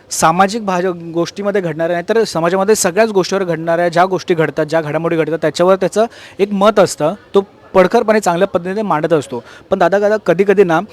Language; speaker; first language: Marathi; native; Marathi